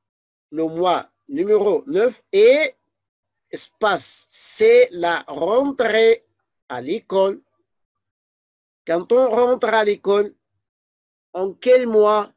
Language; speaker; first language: French; non-native, fluent; Arabic